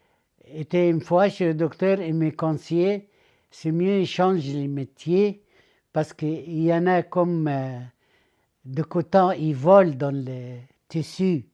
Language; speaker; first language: French; non-native, learner; Arabic